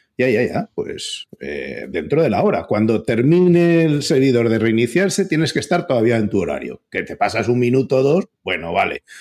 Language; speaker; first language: Spanish; native; Spanish